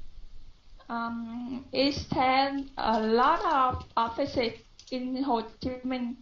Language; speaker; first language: English; non-native, learner; Vietnamese